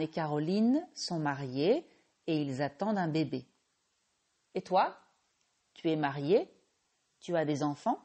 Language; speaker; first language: French; native; French